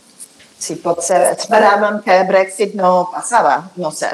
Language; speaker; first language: Catalan; non-native, fluent; English